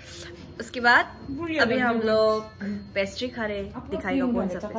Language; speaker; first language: Hindi; non-native, local second language; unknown